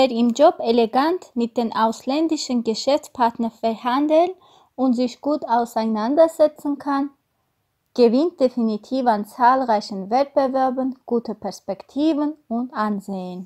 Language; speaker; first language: German; non-native, fluent; Armenian